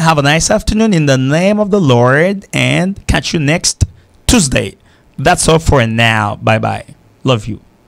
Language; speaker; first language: English; non-native, fluent; Haitian Creole